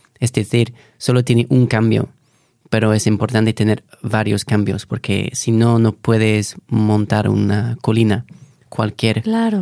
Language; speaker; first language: Spanish; non-native, fluent; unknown